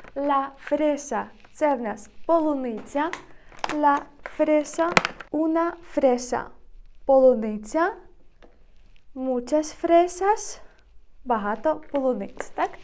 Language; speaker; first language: Spanish; non-native, learner; Ukrainian